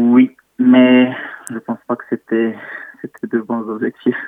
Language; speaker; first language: French; non-native, local second language; Arabic